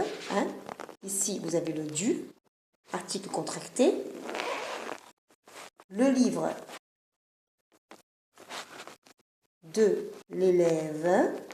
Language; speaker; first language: French; non-native, fluent; Italian